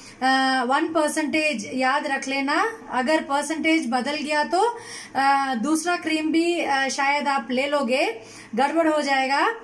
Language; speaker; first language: Hindi; non-native, local second language; Tamil